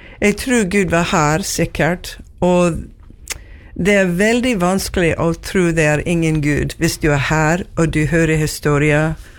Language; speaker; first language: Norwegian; non-native, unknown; English